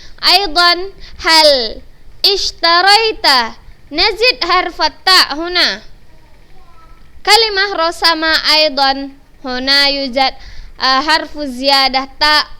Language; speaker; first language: Arabic; non-native, fluent; Indonesian